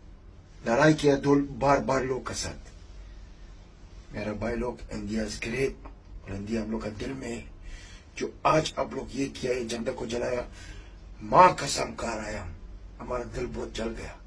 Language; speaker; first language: Hindi; non-native, fluent; Arabic